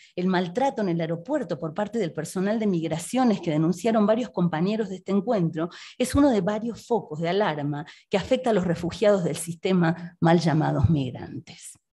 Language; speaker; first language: Spanish; native; Spanish